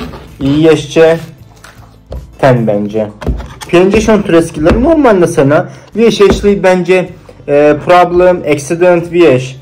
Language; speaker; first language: Polish; non-native, learner; Turkish